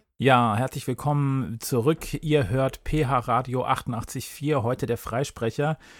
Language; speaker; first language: German; native; German